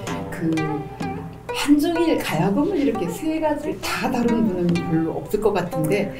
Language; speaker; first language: Korean; native; Korean